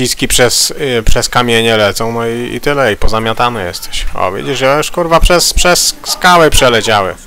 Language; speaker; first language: Polish; native; Polish